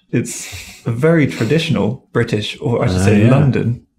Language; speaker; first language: English; native; English